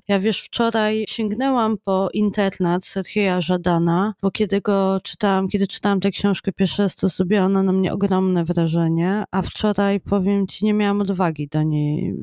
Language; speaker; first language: Polish; native; Polish